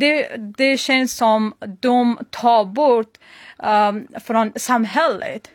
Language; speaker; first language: Swedish; non-native, learner; Persian